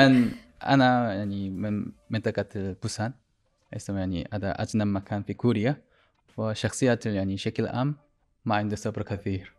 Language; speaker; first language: Arabic; non-native, learner; Korean